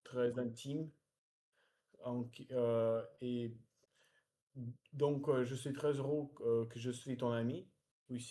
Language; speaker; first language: French; non-native, learner; Russian